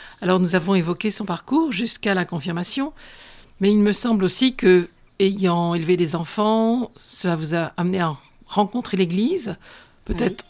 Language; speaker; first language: French; native; French